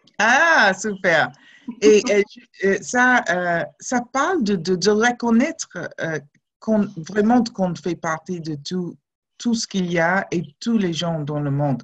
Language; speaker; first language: French; non-native, fluent; English